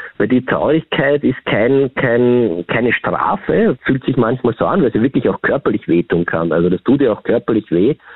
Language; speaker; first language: German; native; German